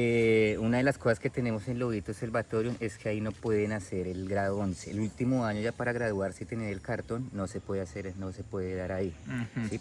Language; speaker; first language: Spanish; native; Spanish